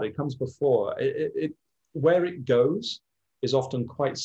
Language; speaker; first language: English; native; English